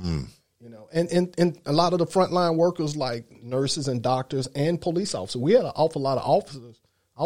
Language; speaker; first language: English; native; English